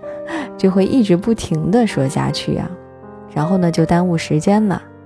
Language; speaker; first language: Chinese; native; Chinese